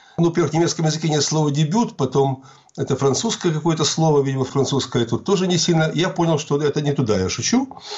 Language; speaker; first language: Russian; native; Russian